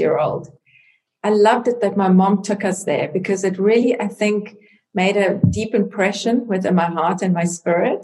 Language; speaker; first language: English; non-native, local second language; Afrikaans